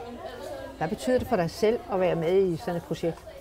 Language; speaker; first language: Danish; native; Danish